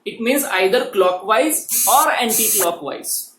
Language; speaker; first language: English; non-native, local second language; Marathi